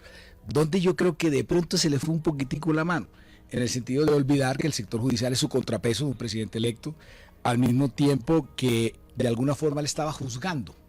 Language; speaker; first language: Spanish; native; Spanish